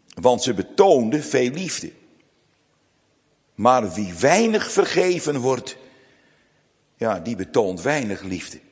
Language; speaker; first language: Dutch; native; Dutch